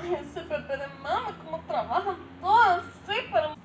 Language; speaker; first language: Spanish; early bilingual, heritage; English